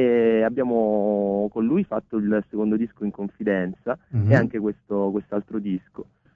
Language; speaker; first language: Italian; native; Italian